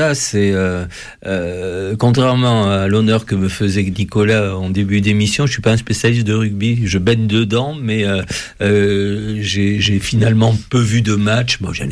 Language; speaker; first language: French; native; French